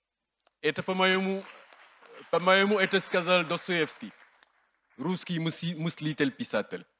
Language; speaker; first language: Russian; non-native, fluent; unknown